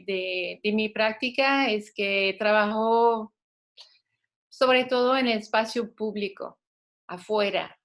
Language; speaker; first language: Spanish; non-native, fluent; French